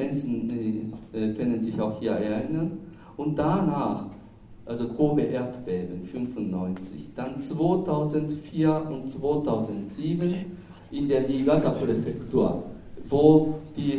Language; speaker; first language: German; non-native, fluent; Japanese